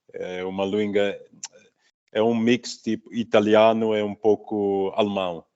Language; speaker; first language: Portuguese; early bilingual, heritage; Portuguese